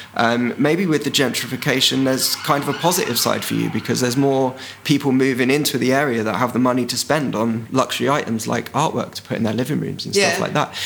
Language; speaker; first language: English; native; English